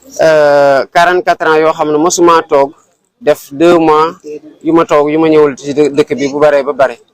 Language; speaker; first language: Wolof; non-native, local second language; Serer